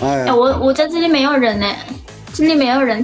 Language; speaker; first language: Chinese; non-native, learner; Indonesian